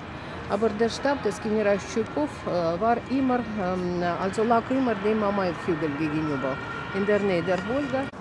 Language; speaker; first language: German; non-native, fluent; Russian